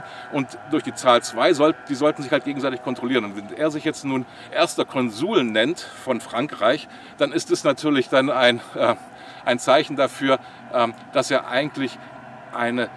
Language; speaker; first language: German; native; German